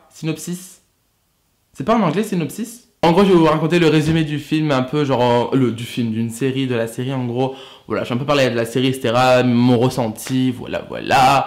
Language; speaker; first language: French; native; French